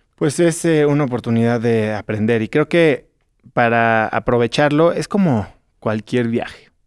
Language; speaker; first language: Spanish; native; Spanish